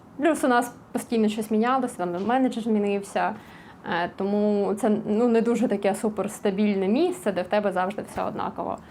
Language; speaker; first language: Ukrainian; native; Ukrainian